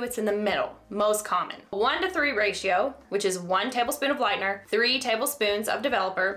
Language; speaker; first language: English; native; English